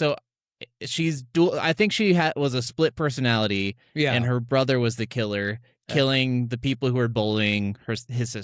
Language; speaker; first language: English; native; English